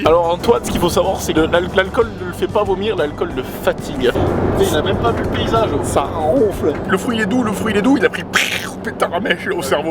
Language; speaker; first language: French; native; French